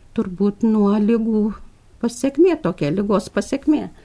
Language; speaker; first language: Lithuanian; native; Lithuanian